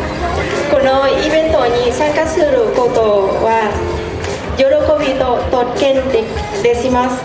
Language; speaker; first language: Japanese; non-native, learner; Vietnamese